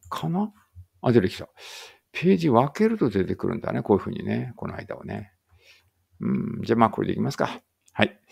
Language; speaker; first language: Japanese; native; Japanese